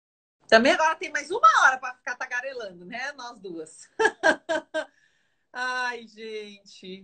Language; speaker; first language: Portuguese; native; Portuguese